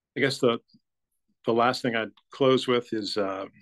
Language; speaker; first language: English; native; English